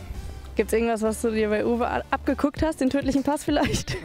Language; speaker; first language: German; native; German